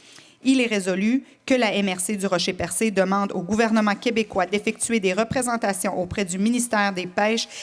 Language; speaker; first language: French; native; French